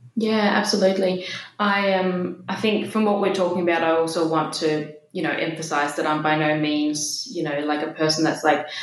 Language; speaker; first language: English; non-native, fluent; Danish